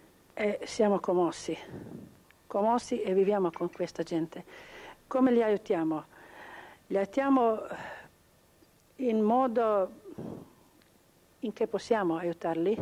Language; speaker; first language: Italian; non-native, local second language; Croatian